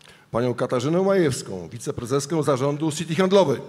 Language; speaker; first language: Polish; native; Polish